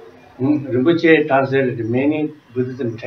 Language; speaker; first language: English; non-native, learner; Tibetan